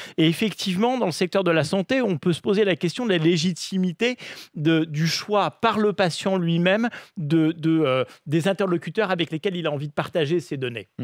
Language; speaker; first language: French; native; French